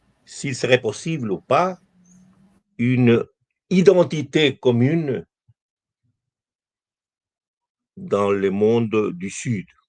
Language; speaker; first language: French; non-native, fluent; Spanish